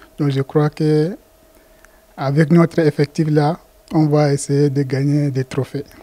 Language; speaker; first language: French; non-native, local second language; Fula